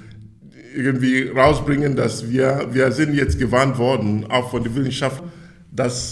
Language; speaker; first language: German; non-native, fluent; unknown